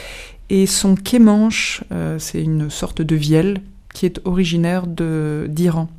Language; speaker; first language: French; native; French